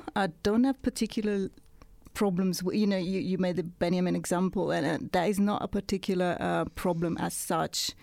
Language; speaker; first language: English; non-native, fluent; Italian